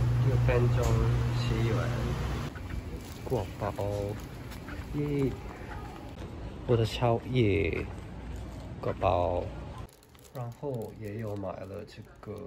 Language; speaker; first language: Chinese; non-native, fluent; Japanese